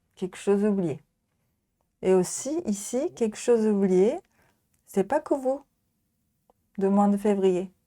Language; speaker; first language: French; non-native, fluent; Japanese